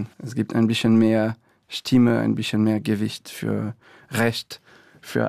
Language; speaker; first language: German; non-native, fluent; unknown